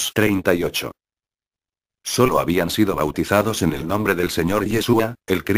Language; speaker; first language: Spanish; native; Spanish